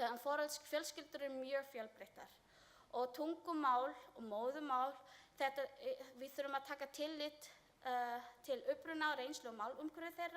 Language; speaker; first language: Icelandic; non-native, learner; Filipino